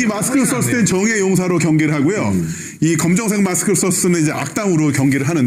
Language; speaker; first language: Korean; native; Korean